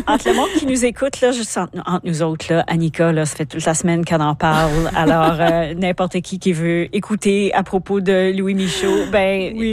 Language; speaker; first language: French; native; French